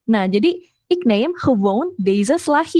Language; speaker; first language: Dutch; non-native, fluent; Indonesian